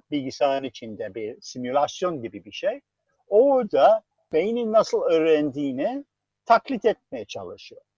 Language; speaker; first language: Turkish; non-native, fluent; English